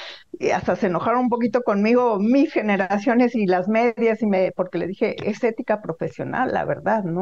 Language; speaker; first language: Spanish; native; Spanish